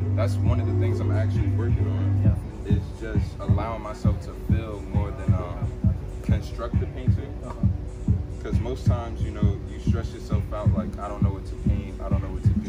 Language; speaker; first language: English; native; English